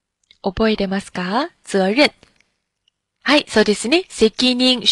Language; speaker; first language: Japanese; non-native, fluent; Chinese